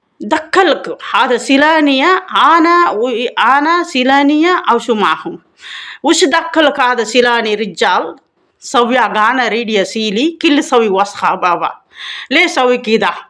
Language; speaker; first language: Arabic; non-native, learner; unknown